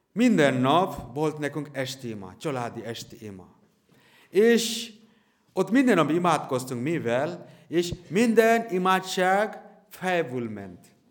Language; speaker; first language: Hungarian; non-native, learner; Bangla